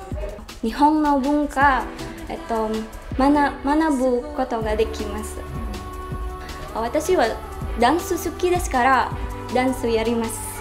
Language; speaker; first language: Japanese; non-native, learner; Indonesian